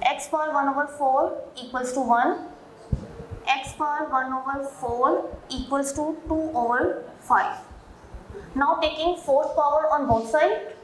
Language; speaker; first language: English; non-native, local second language; Urdu